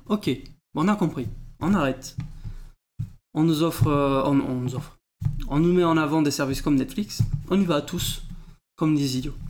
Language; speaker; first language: French; early bilingual, other home language; Portuguese